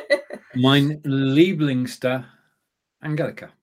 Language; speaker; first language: German; non-native, learner; English